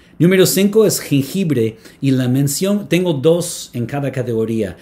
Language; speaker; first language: Spanish; non-native, fluent; English